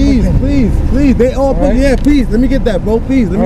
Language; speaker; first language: English; native; English